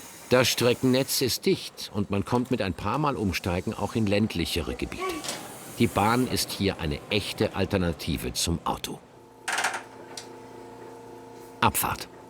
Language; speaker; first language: German; native; German